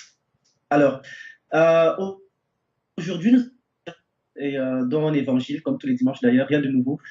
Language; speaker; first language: French; native; French